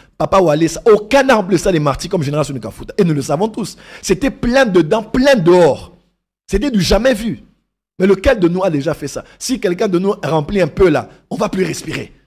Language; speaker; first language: French; non-native, local second language; Lingala